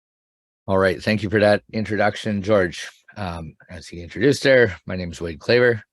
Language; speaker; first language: English; native; English